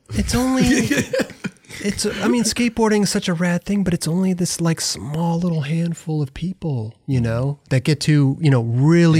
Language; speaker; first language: English; native; English